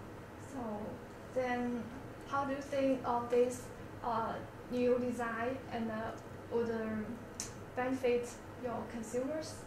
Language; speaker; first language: English; non-native, learner; Chinese